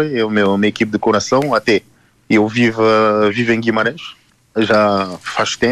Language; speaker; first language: Portuguese; non-native, learner; French